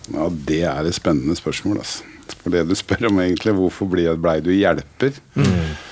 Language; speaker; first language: Norwegian; native; Norwegian